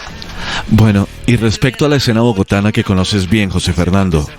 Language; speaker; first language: Spanish; native; Spanish